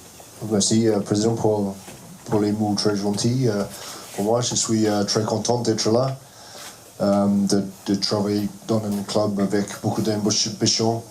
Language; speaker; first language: French; non-native, fluent; English